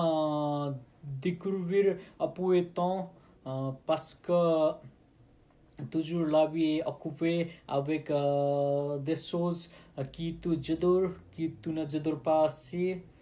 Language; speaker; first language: French; non-native, learner; Nepali